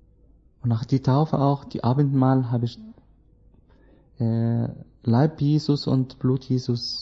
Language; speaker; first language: German; non-native, learner; Arabic